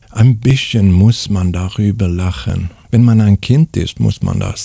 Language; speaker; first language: German; non-native, learner; Swedish